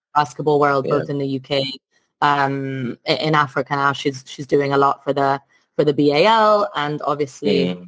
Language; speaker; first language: English; non-native, fluent; Italian